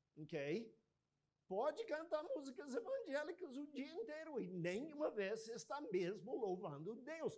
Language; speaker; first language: Portuguese; non-native, fluent; English